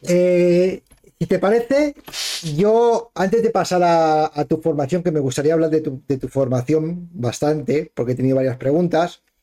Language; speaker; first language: Spanish; native; Spanish